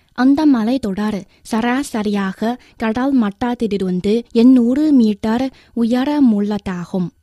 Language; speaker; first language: Tamil; non-native, fluent; Chinese